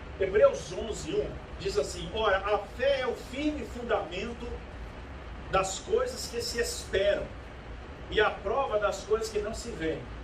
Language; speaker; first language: Portuguese; native; Portuguese